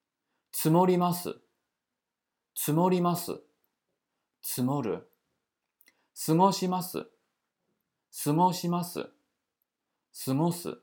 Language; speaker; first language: Japanese; non-native, fluent; Chinese